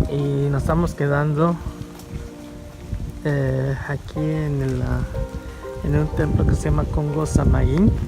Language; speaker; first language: Spanish; early bilingual, heritage; Spanish